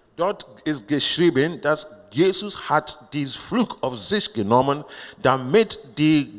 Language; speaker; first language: German; non-native, learner; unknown